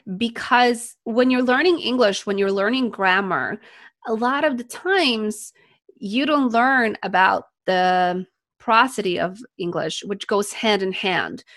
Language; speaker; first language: English; non-native, fluent; Polish